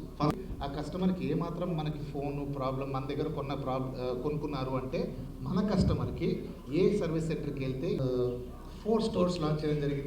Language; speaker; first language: Telugu; native; Telugu